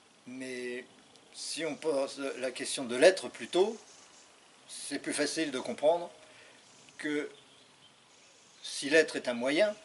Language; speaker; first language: French; native; French